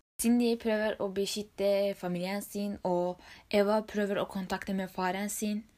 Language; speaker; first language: Norwegian; non-native, learner; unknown